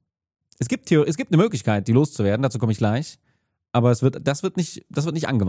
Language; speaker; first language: German; native; German